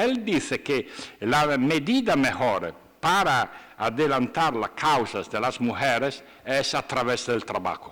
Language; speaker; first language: Spanish; non-native, learner; Italian